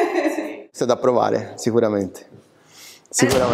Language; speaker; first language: Italian; native; Italian